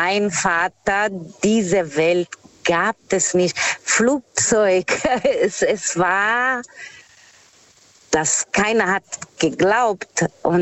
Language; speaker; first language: German; non-native, fluent; Portuguese